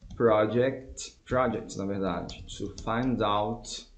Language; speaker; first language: English; non-native, fluent; Portuguese